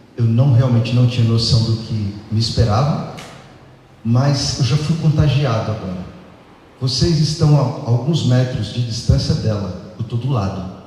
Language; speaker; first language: Portuguese; native; Portuguese